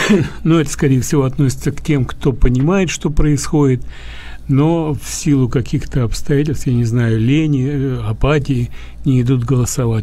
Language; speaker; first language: Russian; native; Russian